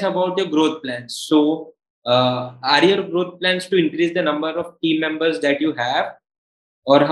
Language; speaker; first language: English; non-native, local second language; Hindi